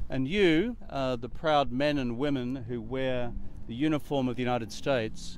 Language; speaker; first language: English; native; English